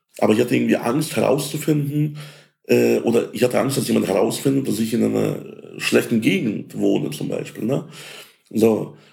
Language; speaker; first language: German; early bilingual, other home language; Russian